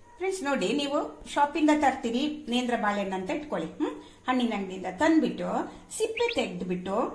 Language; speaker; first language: Kannada; native; Kannada